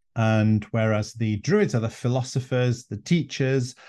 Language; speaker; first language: English; non-native, local second language; Welsh